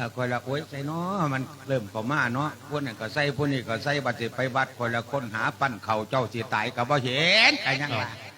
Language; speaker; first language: Thai; native; Thai